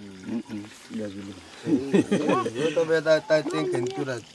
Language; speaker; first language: Spanish; non-native, learner; Portuguese